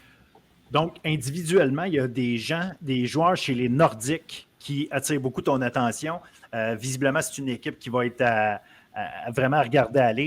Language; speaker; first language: French; native; French